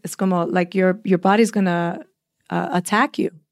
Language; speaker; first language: English; early bilingual, other home language; Spanish